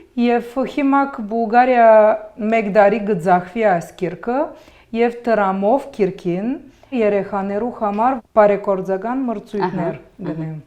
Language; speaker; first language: Armenian; early bilingual, heritage; Armenian